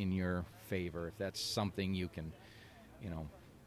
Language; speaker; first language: English; native; English